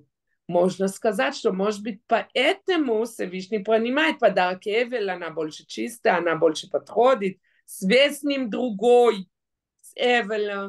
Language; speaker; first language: Russian; non-native, fluent; Hebrew